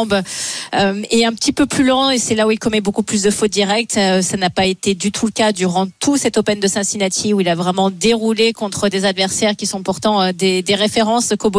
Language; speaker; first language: French; native; French